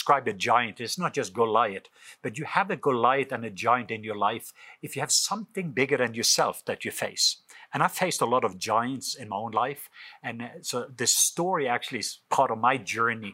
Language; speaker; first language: English; non-native, fluent; Norwegian